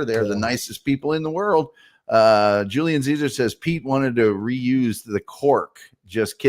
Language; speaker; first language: English; native; English